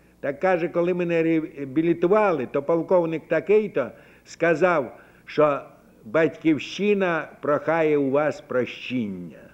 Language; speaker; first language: Ukrainian; native; Ukrainian